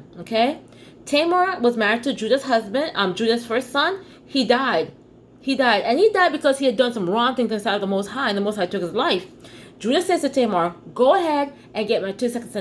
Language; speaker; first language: English; native; English